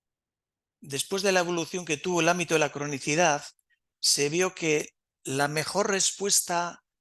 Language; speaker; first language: Spanish; native; Spanish